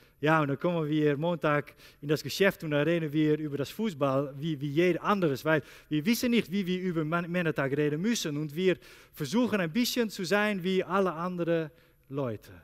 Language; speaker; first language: German; non-native, learner; Dutch